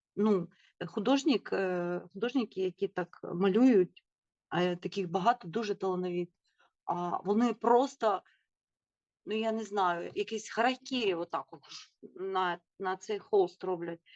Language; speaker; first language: Ukrainian; non-native, fluent; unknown